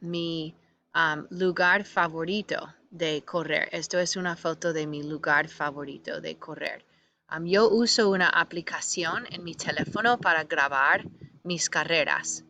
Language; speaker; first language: Spanish; non-native, fluent; English